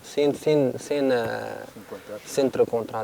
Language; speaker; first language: Spanish; non-native, learner; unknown